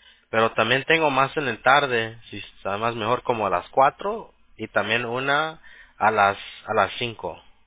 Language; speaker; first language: Spanish; early bilingual, heritage; Spanish